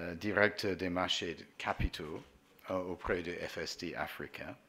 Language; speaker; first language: French; non-native, fluent; English